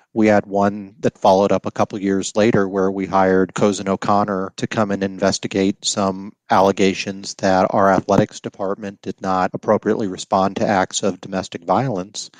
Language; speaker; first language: English; native; English